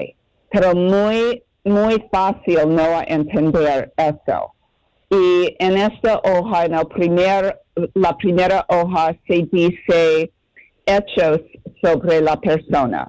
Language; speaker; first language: Spanish; non-native, learner; English